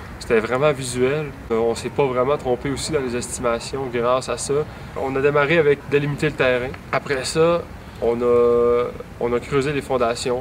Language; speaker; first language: French; native; French